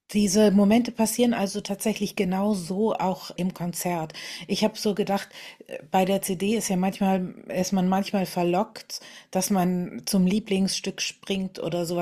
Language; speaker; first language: German; native; German